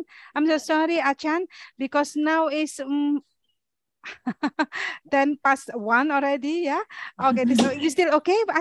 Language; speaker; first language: English; non-native, learner; Indonesian